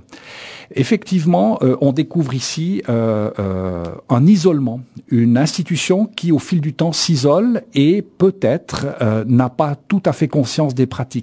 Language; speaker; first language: French; native; French